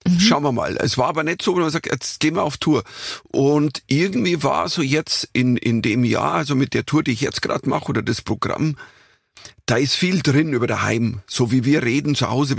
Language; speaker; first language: German; native; German